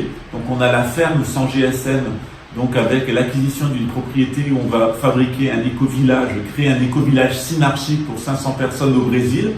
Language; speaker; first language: French; native; French